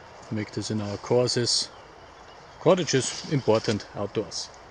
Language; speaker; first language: English; non-native, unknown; German